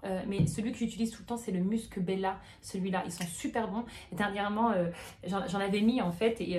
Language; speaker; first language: French; native; French